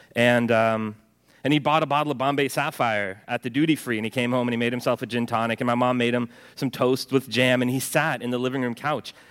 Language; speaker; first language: English; early bilingual, other home language; Norwegian